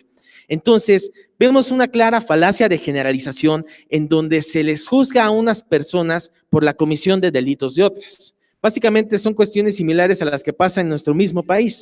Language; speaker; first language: Spanish; native; Spanish